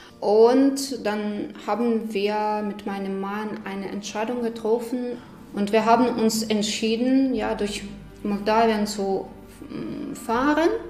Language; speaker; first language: German; non-native, fluent; Ukrainian